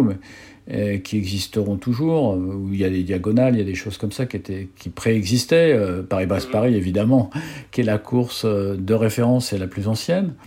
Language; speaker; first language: French; native; French